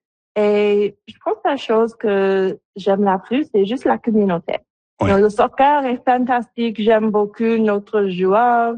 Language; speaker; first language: French; non-native, local second language; English